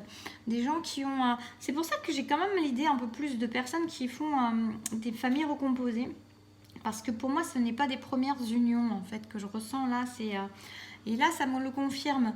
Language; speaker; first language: French; native; French